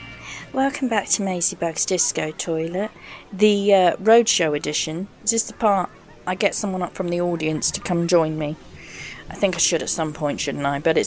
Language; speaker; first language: English; native; English